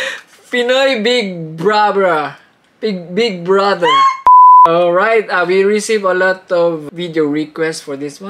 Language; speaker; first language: English; non-native, local second language; Filipino